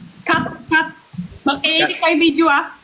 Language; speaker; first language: Filipino; non-native, learner; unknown